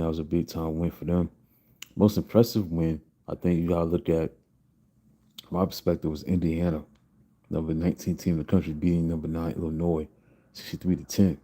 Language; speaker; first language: English; native; English